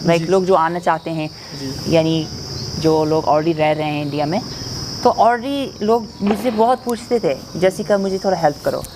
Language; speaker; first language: Hindi; non-native, fluent; English